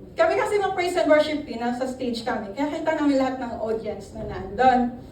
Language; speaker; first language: Filipino; non-native, local second language; Hiligaynon